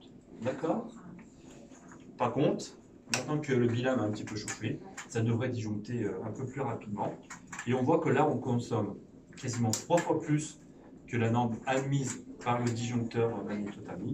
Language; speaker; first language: French; native; French